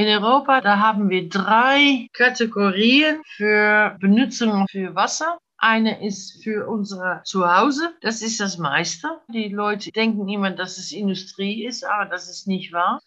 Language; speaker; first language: German; non-native, fluent; English